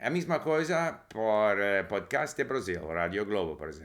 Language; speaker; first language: Portuguese; non-native, learner; English